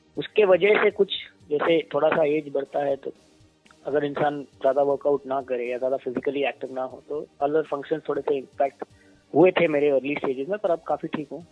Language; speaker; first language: Hindi; non-native, local second language; Malayalam